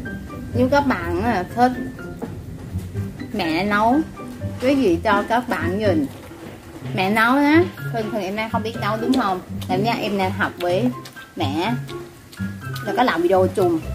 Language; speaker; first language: Vietnamese; non-native, learner; Thai